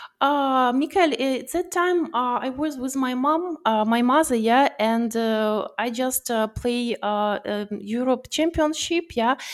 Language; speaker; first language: English; non-native, learner; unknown